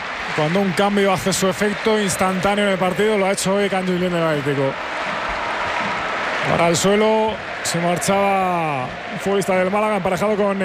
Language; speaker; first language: Spanish; native; Spanish